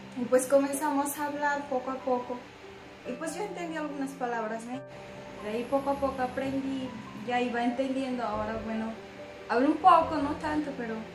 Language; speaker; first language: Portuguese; non-native, learner; Spanish